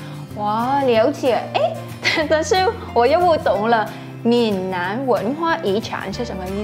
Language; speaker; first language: Chinese; non-native, fluent; Thai